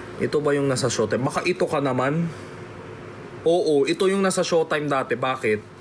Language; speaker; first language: Filipino; native; Filipino